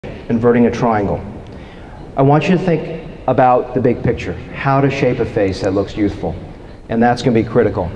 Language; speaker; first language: English; native; English